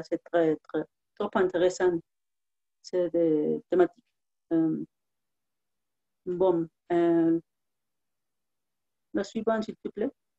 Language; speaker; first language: French; non-native, learner; Spanish